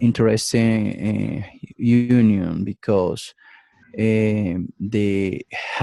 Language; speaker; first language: English; non-native, learner; Spanish